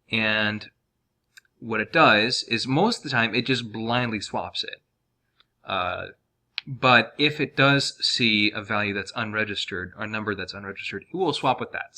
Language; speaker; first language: English; native; English